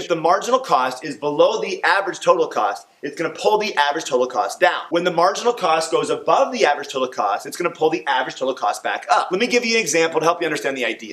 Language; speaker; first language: English; native; English